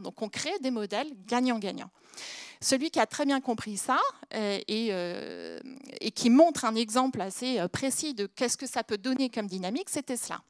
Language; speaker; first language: French; native; French